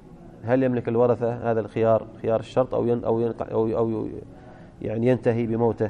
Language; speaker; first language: Arabic; native; Arabic